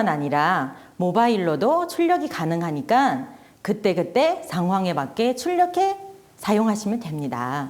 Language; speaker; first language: Korean; non-native, fluent; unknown